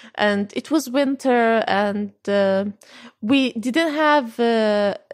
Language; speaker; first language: English; non-native, fluent; Arabic